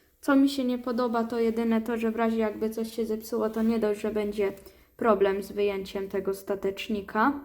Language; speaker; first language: Polish; native; Polish